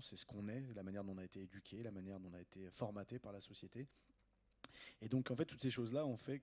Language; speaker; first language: French; native; French